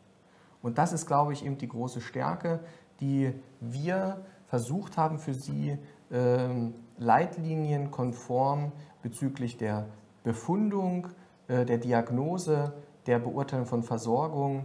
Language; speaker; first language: German; native; German